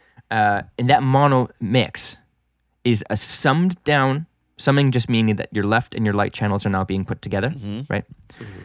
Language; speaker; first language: English; non-native, local second language; French